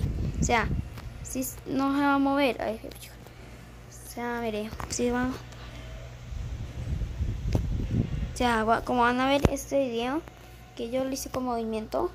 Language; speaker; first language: Spanish; native; Spanish